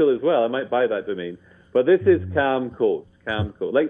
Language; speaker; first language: English; native; English